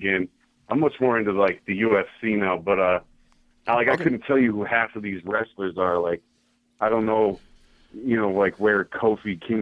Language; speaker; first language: English; native; English